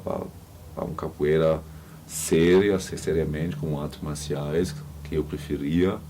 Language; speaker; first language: Portuguese; non-native, learner; German